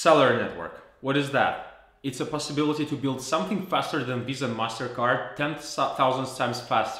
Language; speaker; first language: English; non-native, fluent; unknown